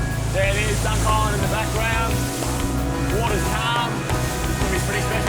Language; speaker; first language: English; native; English